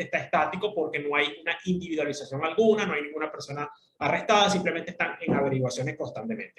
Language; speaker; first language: Spanish; native; Spanish